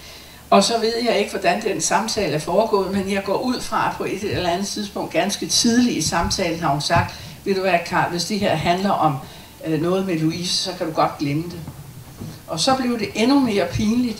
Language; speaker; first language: Danish; native; Danish